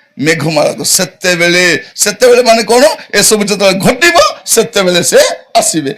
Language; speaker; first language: Odia; native; Odia